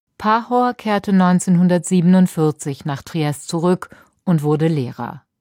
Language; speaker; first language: German; native; German